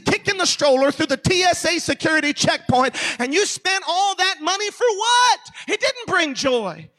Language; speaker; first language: English; native; English